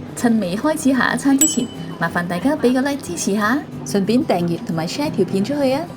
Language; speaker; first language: Cantonese; native; Cantonese